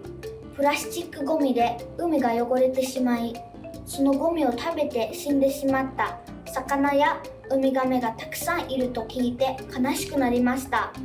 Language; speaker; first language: Japanese; early bilingual, other home language; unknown